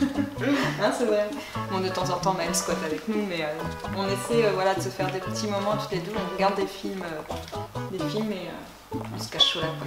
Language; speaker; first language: French; native; French